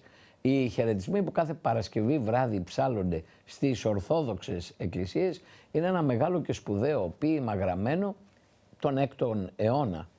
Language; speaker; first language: Greek; native; Greek